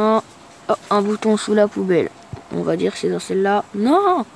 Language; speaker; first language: French; native; French